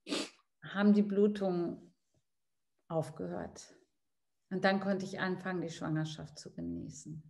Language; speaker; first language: German; native; German